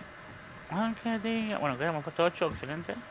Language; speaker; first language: Spanish; native; Spanish